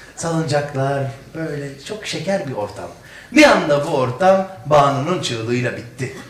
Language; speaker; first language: Turkish; native; Turkish